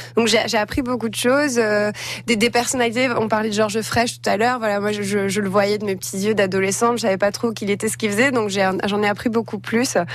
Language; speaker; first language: French; native; French